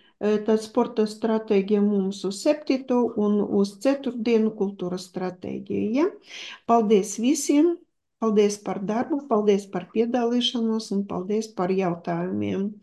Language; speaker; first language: Latvian; non-native, local second language; Russian